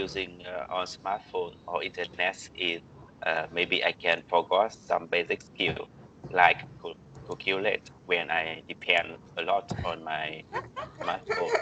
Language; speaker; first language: English; non-native, learner; Vietnamese